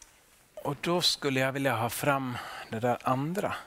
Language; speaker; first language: Swedish; non-native, local second language; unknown